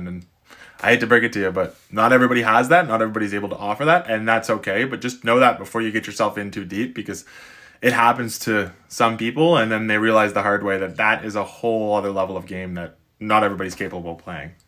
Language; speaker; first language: English; native; English